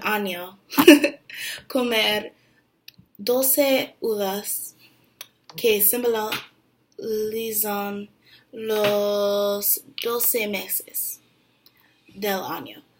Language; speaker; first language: Spanish; non-native, learner; English